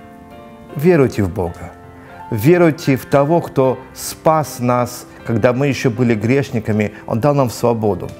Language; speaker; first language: Ukrainian; non-native, local second language; Russian